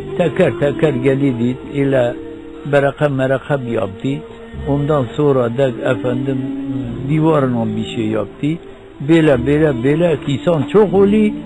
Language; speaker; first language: Turkish; non-native, local second language; Kurdish